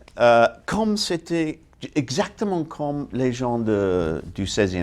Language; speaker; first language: French; non-native, fluent; English